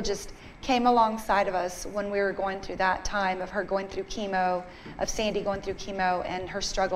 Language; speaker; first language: English; native; English